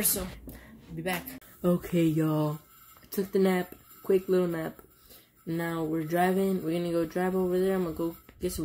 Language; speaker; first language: English; native; English